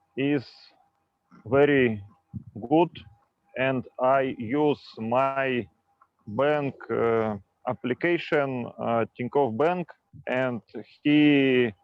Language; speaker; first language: English; non-native, local second language; Russian